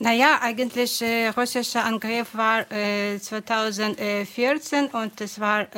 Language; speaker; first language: German; non-native, fluent; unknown